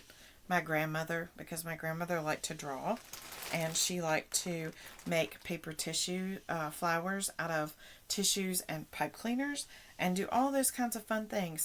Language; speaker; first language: English; native; English